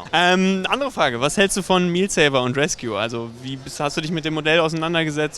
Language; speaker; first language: German; native; German